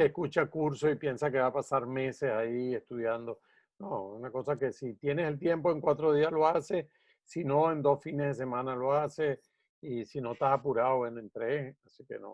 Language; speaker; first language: Spanish; native; Spanish